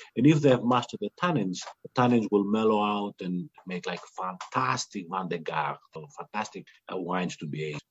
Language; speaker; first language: English; non-native, fluent; Greek